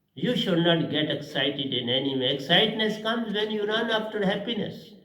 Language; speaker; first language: English; non-native, local second language; Hindi